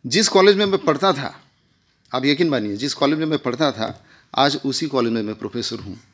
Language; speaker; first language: Hindi; non-native, local second language; Marathi